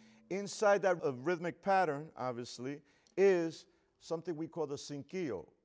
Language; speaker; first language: English; native; English